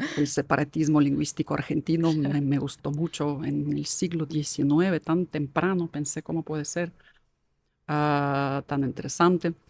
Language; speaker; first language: Spanish; non-native, fluent; Russian